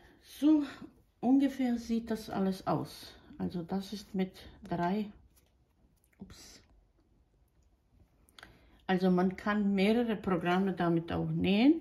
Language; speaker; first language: German; non-native, fluent; Croatian